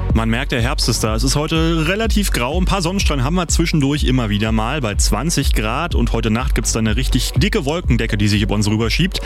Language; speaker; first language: German; native; German